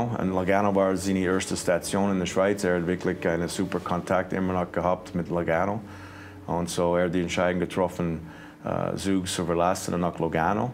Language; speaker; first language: German; non-native, fluent; English